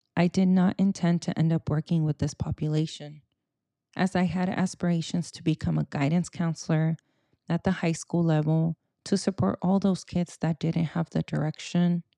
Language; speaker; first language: English; early bilingual, other home language; Spanish